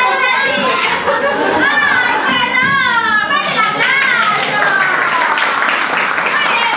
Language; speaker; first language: Spanish; native; Spanish